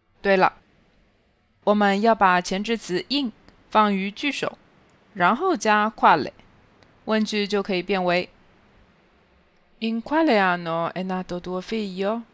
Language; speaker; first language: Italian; non-native, fluent; Chinese